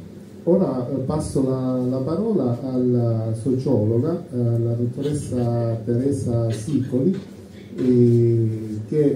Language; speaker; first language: Italian; native; Italian